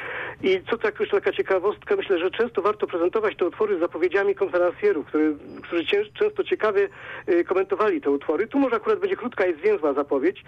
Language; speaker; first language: Polish; native; Polish